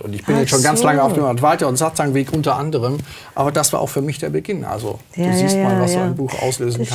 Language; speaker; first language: German; native; German